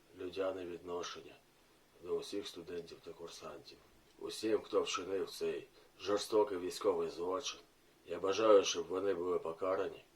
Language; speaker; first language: Ukrainian; non-native, local second language; Russian